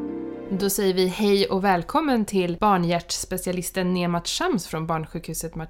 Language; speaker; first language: Swedish; native; Swedish